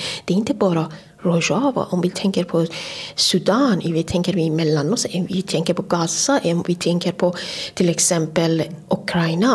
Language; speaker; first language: Swedish; non-native, fluent; Persian